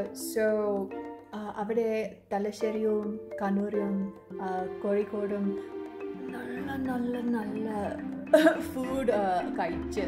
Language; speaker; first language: Malayalam; non-native, learner; English